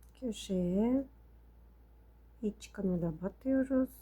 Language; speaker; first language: Turkish; non-native, fluent; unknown